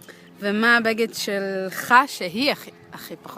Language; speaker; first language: Hebrew; native; Hebrew